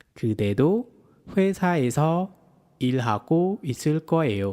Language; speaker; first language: Korean; non-native, fluent; Khmer